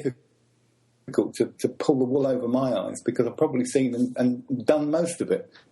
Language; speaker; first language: English; native; English